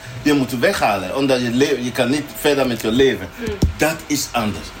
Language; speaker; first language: Dutch; non-native, learner; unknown